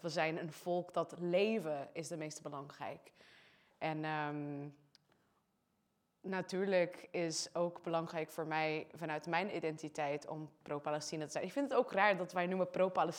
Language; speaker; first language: Dutch; non-native, fluent; Portuguese